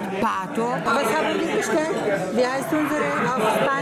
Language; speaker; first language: German; early bilingual, other home language; Spanish